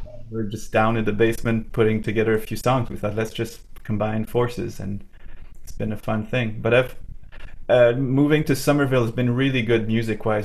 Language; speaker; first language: English; non-native, fluent; French